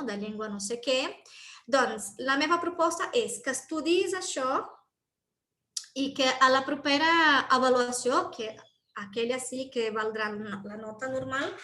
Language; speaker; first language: Catalan; non-native, fluent; Portuguese